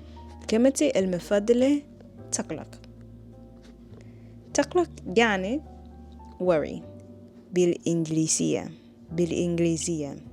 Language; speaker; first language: Arabic; non-native, learner; English